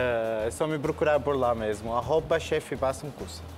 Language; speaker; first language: Portuguese; non-native, fluent; Arabic